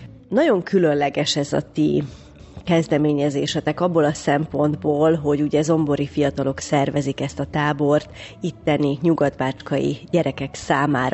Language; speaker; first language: Hungarian; native; Hungarian